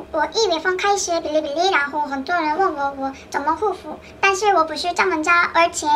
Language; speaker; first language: Chinese; non-native, learner; Korean